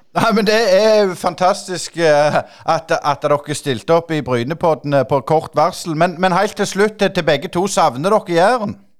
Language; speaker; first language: Norwegian; native; Norwegian